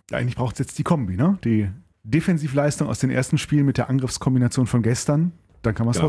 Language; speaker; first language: German; native; German